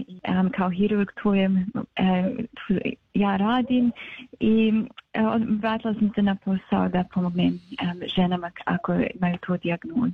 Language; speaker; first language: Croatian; early bilingual, heritage; Bosnian